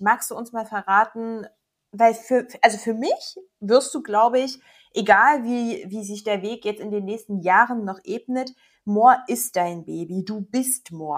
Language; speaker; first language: German; native; German